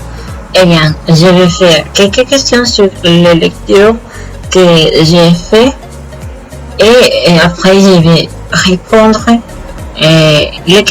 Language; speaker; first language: French; non-native, learner; Spanish